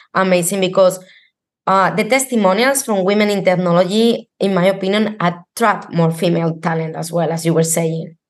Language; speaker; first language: English; non-native, fluent; Spanish